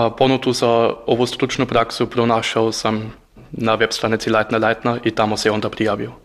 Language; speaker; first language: Croatian; non-native, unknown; German